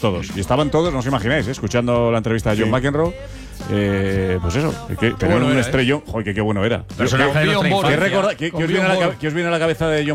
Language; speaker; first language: Spanish; native; Spanish